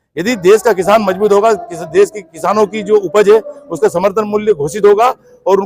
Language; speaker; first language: Hindi; native; Hindi